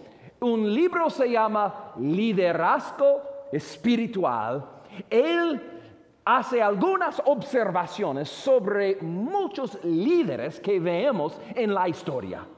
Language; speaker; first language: Spanish; non-native, fluent; English